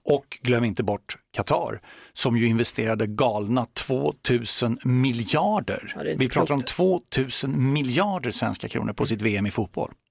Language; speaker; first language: Swedish; native; Swedish